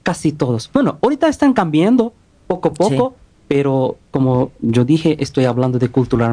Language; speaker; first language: Spanish; non-native, learner; Bangla